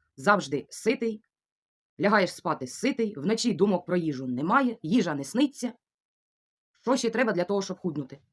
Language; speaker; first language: Ukrainian; non-native, local second language; Russian